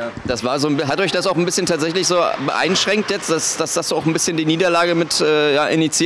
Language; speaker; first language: German; native; German